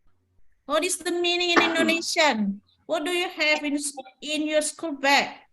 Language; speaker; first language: English; non-native, learner; Indonesian